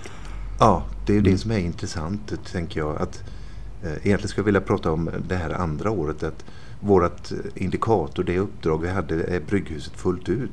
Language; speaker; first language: Swedish; native; Swedish